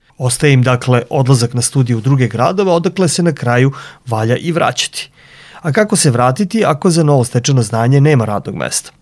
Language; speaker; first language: Serbian; native; Serbian